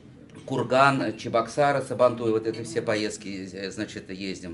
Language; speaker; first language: Russian; non-native, local second language; Tatar